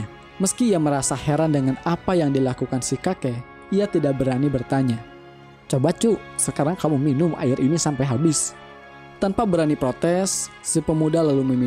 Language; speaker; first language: Indonesian; native; Indonesian